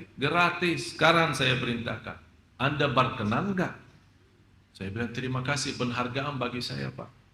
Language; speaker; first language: Malay; non-native, fluent; Arabic